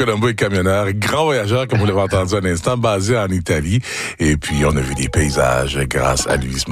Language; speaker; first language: French; native; French